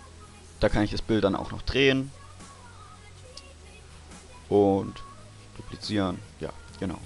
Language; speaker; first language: German; native; German